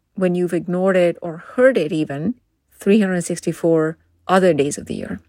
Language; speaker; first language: English; non-native, local second language; Tamil